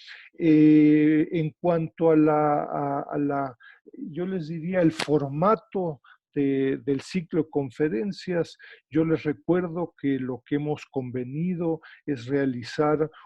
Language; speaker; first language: Spanish; native; Spanish